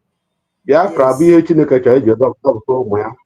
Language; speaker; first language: Igbo; native; Igbo